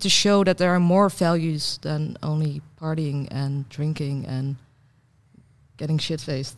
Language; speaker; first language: English; non-native, fluent; Dutch